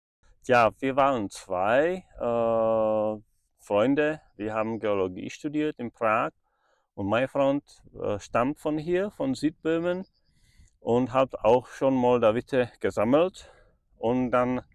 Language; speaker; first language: German; non-native, fluent; Czech